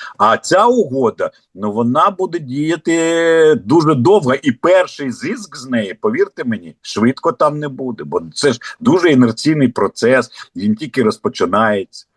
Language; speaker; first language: Ukrainian; non-native, local second language; Russian